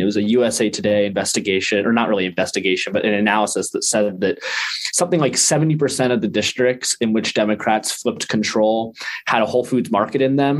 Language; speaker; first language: English; native; English